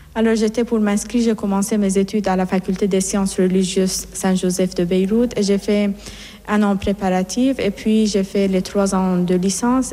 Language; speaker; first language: French; non-native, fluent; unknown